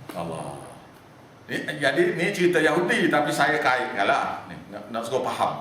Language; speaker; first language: Malay; native; Malay